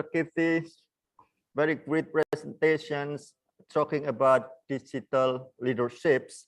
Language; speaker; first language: English; non-native, learner; Indonesian